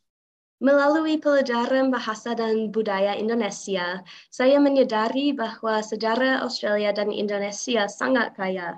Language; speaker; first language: Indonesian; non-native, fluent; English